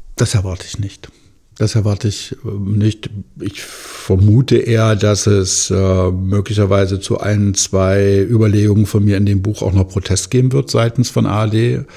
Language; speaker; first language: German; native; German